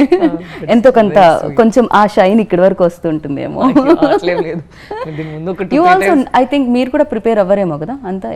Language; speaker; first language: Telugu; native; Telugu